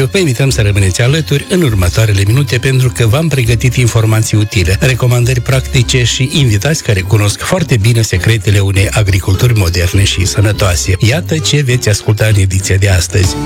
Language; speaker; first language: Romanian; native; Romanian